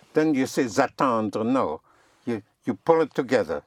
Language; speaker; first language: English; non-native, fluent; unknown